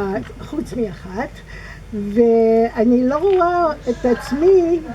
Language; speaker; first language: Hebrew; non-native, fluent; English